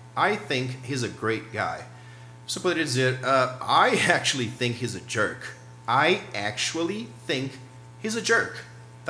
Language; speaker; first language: English; non-native, fluent; Portuguese